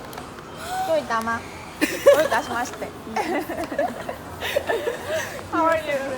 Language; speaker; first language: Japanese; non-native, learner; Korean